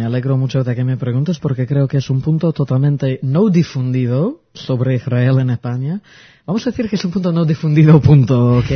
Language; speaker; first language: Spanish; early bilingual, heritage; Spanish